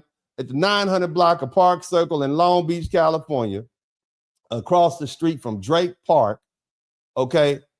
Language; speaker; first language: English; native; English